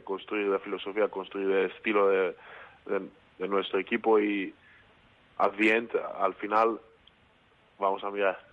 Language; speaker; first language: Spanish; non-native, learner; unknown